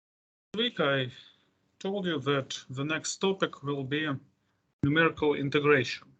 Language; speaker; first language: English; non-native, fluent; Russian